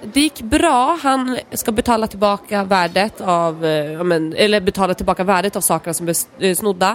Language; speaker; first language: Swedish; early bilingual, other home language; Polish